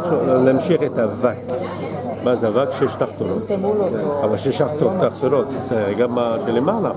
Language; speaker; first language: Hebrew; non-native, fluent; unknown